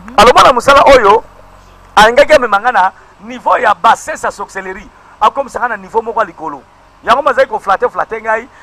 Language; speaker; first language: Lingala; native; Lingala